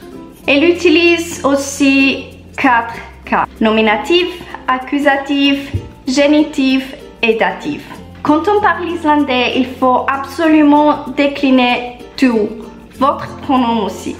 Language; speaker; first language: French; non-native, learner; Italian